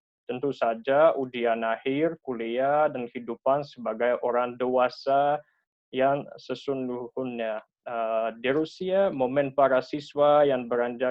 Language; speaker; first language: Indonesian; non-native, learner; Russian